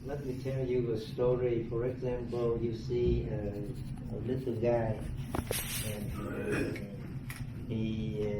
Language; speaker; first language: English; non-native, learner; Vietnamese